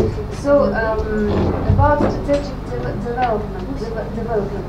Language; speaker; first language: English; non-native, fluent; Russian